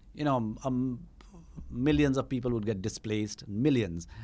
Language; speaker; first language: English; non-native, local second language; Bangla